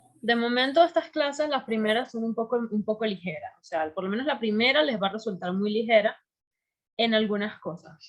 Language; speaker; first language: Spanish; native; Spanish